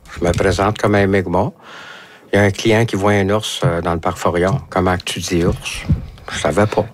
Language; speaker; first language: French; non-native, local second language; English